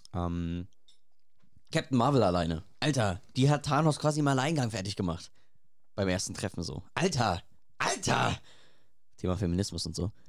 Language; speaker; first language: German; native; German